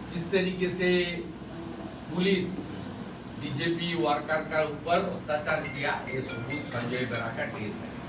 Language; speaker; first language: Hindi; non-native, local second language; Bangla